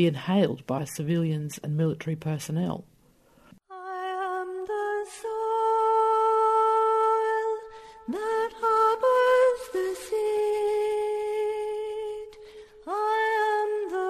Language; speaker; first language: English; native; English